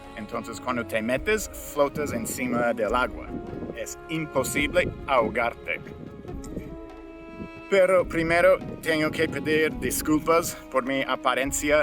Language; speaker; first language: Spanish; non-native, fluent; English